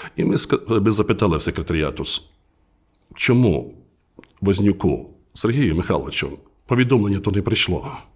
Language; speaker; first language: Ukrainian; native; Ukrainian